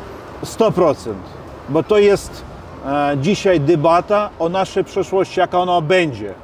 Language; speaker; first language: Polish; non-native, fluent; Ukrainian